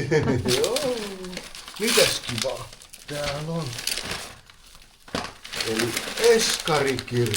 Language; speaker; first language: Finnish; native; Finnish